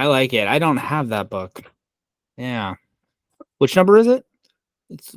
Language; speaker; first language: English; native; English